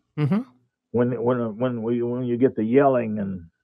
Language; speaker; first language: English; native; English